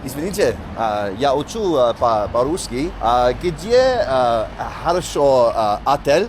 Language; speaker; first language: Russian; non-native, learner; English